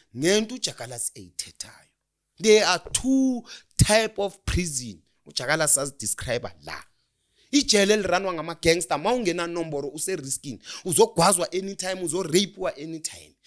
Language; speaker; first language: Zulu; non-native, local second language; Xhosa